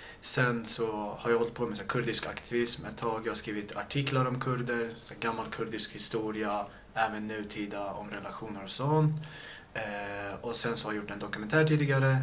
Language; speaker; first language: Swedish; early bilingual, other home language; Kurdish